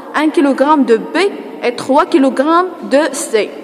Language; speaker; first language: French; non-native, local second language; Arabic